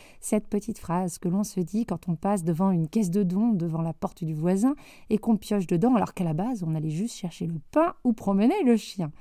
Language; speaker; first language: French; native; French